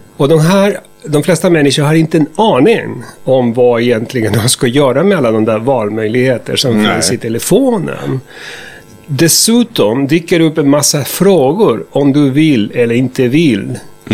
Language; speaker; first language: Swedish; non-native, fluent; Spanish